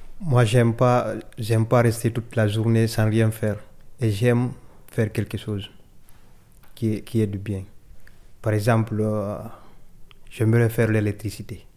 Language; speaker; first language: French; non-native, learner; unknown